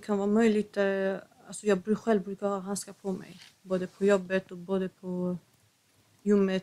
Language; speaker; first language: Swedish; non-native, fluent; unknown